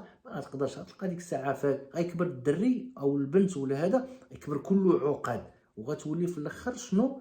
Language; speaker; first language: Arabic; native; Arabic